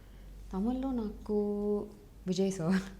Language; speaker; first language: Telugu; non-native, fluent; Tamil